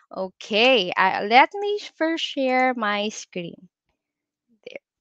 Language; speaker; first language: English; non-native, local second language; Filipino